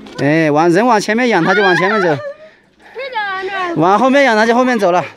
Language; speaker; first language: Chinese; native; Chinese